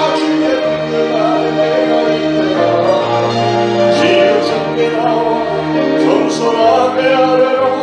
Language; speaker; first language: Korean; native; Korean